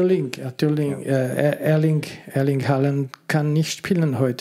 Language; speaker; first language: German; non-native, local second language; French